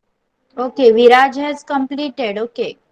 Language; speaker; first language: English; non-native, local second language; Marathi